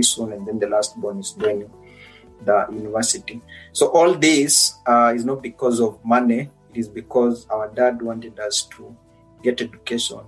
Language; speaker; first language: English; non-native, local second language; Luyia